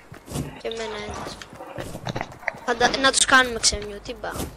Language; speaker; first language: Greek; native; Greek